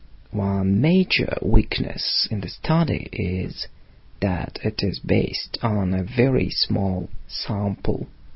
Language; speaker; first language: English; non-native, fluent; Russian